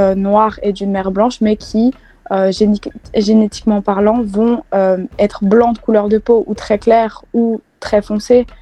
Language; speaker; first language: French; native; French